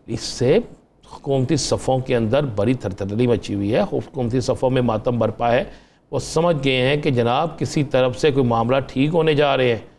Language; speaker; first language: Urdu; non-native, local second language; Punjabi